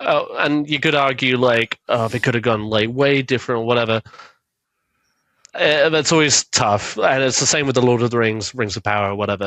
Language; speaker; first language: English; native; English